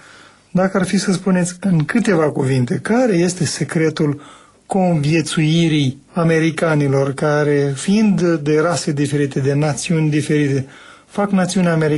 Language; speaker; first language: Romanian; native; Romanian